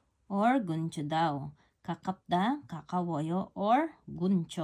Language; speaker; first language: Korean; non-native, learner; Filipino